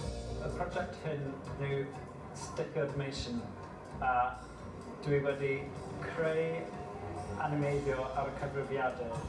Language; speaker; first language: Welsh; non-native, local second language; English